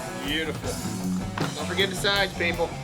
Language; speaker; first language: English; native; English